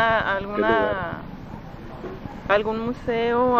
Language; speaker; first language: Spanish; native; Spanish